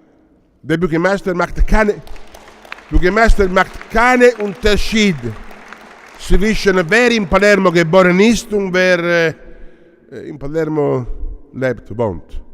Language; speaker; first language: German; non-native, learner; Italian